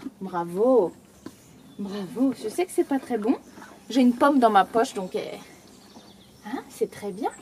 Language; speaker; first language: French; native; French